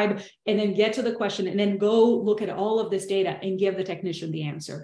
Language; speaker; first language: English; non-native, fluent; Portuguese